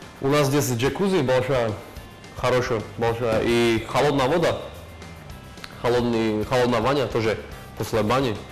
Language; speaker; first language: Russian; non-native, learner; Slovak